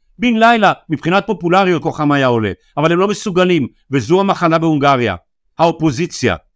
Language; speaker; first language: Hebrew; native; Hebrew